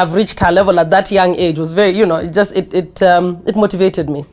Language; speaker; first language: English; non-native, local second language; Swahili